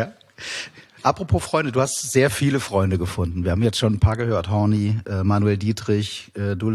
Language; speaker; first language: German; native; German